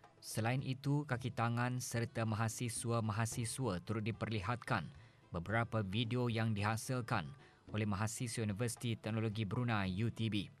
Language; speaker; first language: Malay; native; Malay